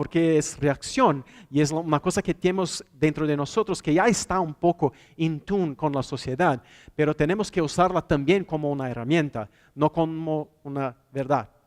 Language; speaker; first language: Spanish; non-native, fluent; Portuguese